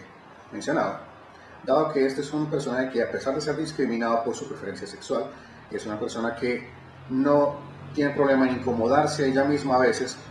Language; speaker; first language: Spanish; native; Spanish